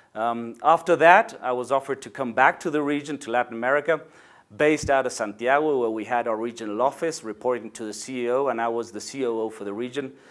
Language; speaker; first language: English; non-native, fluent; Spanish